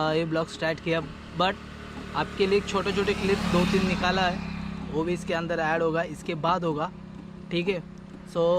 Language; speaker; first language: Hindi; non-native, local second language; Marathi